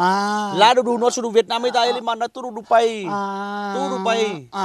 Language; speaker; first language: Portuguese; non-native, learner; Vietnamese